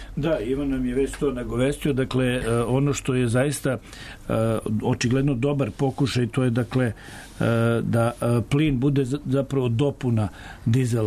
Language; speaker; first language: Serbian; native; Serbian